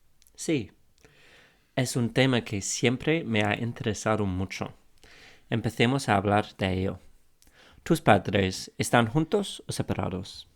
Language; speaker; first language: Spanish; non-native, fluent; English